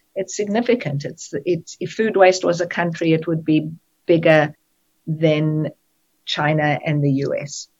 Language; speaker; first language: English; native; English